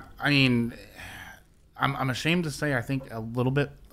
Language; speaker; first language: English; native; English